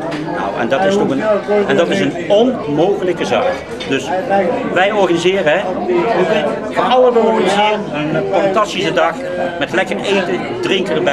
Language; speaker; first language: Dutch; native; Dutch